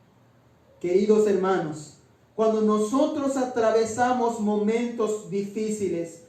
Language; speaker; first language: Spanish; native; Spanish